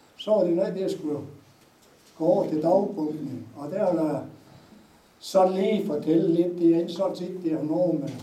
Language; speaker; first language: Danish; native; Danish